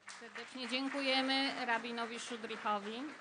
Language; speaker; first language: Polish; native; Polish